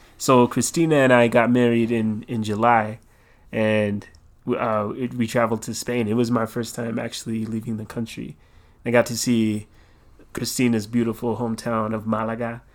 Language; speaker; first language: English; native; English